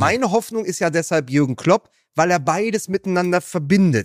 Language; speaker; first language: German; native; German